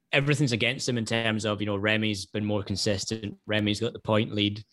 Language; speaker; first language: English; native; English